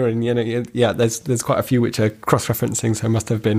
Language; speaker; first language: English; native; English